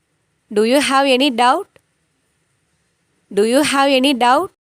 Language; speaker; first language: English; non-native, local second language; Tamil